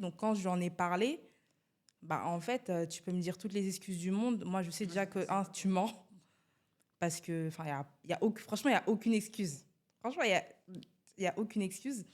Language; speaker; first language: French; native; French